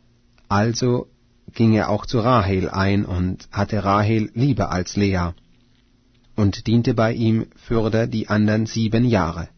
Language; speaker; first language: German; native; German